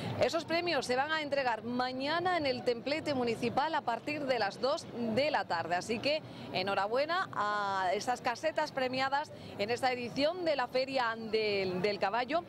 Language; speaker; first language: Spanish; native; Spanish